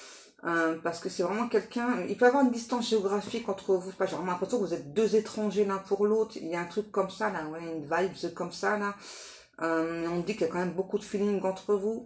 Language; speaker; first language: French; native; French